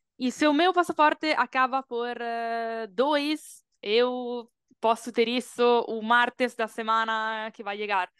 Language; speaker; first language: Portuguese; non-native, learner; Italian